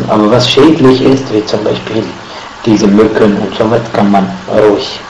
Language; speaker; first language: German; non-native, fluent; Arabic